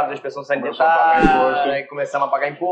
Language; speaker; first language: Portuguese; native; Portuguese